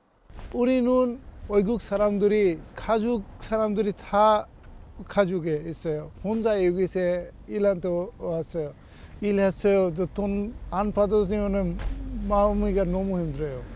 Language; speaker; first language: Korean; non-native, learner; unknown